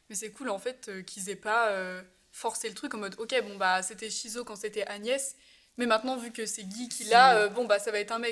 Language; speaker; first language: French; native; French